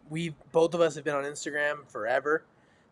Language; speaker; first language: English; native; English